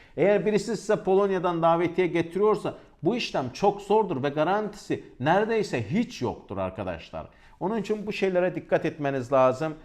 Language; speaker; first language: Turkish; native; Turkish